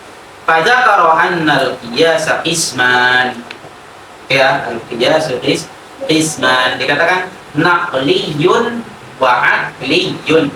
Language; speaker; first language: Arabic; non-native, fluent; Indonesian